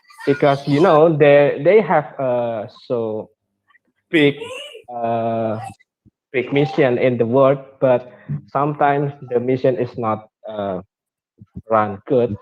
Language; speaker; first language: English; non-native, learner; Indonesian